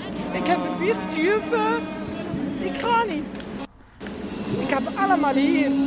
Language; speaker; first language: Dutch; non-native, learner; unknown